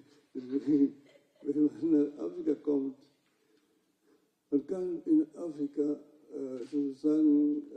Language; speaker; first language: German; non-native, fluent; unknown